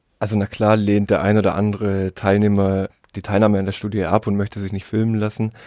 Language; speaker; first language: German; native; German